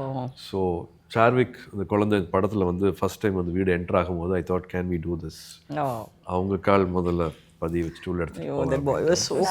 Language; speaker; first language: Tamil; native; Tamil